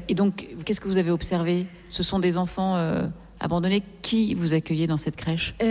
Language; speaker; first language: French; native; French